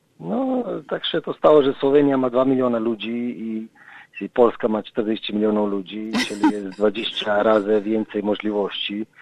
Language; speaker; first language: Polish; non-native, fluent; Slovenian